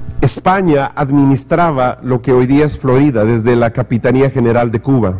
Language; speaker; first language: Spanish; native; Spanish